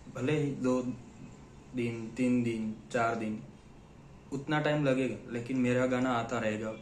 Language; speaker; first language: Hindi; non-native, local second language; Gujarati